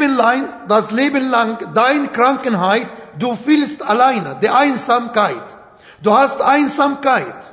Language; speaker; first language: German; non-native, fluent; Arabic